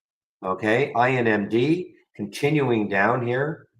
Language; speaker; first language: English; native; English